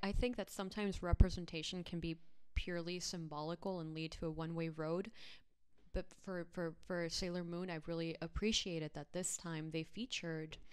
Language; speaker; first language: English; early bilingual, other home language; Spanish